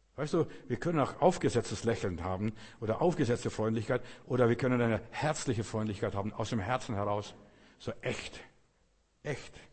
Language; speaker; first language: German; non-native, fluent; Russian